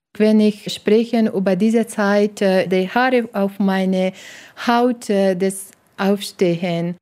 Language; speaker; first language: German; non-native, learner; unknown